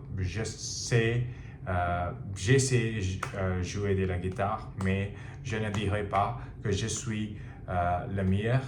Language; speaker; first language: French; non-native, learner; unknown